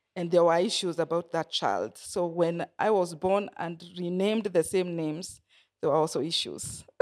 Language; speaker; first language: English; non-native, local second language; Kikuyu